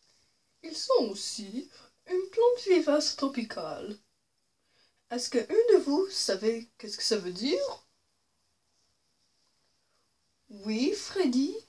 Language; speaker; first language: French; non-native, local second language; English